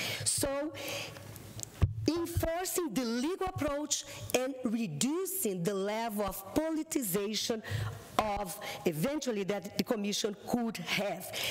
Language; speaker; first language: English; non-native, fluent; Portuguese